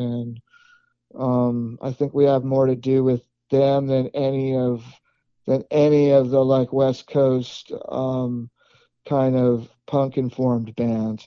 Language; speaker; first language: English; native; English